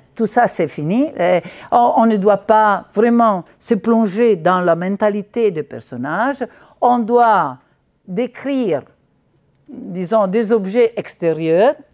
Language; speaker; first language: French; non-native, fluent; Italian